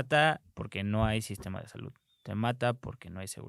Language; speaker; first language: Spanish; native; Spanish